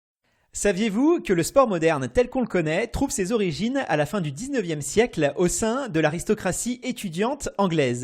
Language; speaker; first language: French; native; French